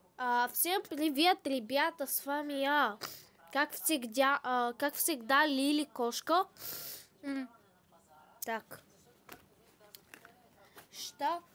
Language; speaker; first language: Russian; non-native, learner; Bulgarian